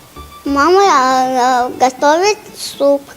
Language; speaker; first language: Russian; non-native, local second language; Tajik